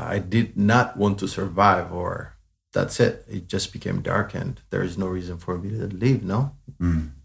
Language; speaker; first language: English; non-native, fluent; Amharic